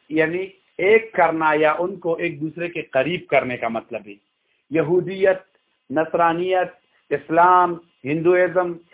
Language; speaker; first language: Urdu; non-native, local second language; Pashto